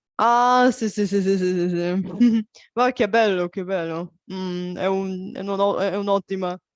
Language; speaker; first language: Italian; non-native, fluent; Bulgarian